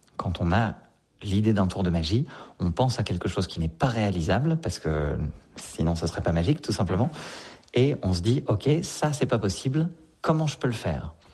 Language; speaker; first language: French; native; French